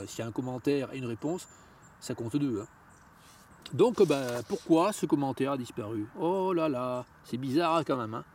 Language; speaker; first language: French; native; French